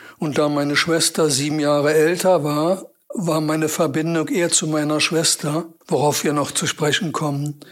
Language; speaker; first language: German; native; German